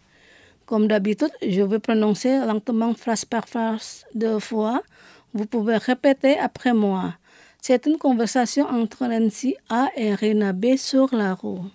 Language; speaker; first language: French; non-native, fluent; Indonesian